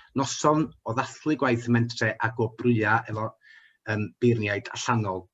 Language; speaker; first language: Welsh; native; Welsh